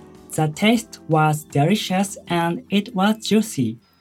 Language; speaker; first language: English; non-native, learner; Japanese